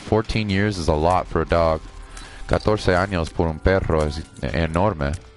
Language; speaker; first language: Spanish; non-native, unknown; English